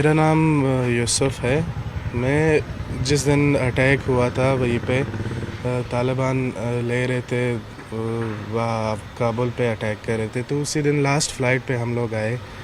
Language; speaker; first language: Hindi; non-native, fluent; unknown